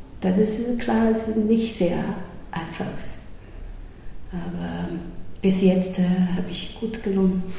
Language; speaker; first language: German; non-native, learner; Chinese